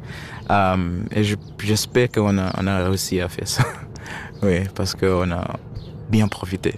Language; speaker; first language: French; non-native, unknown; Shona